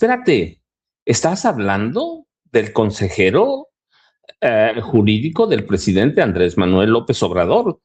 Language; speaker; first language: Spanish; native; Spanish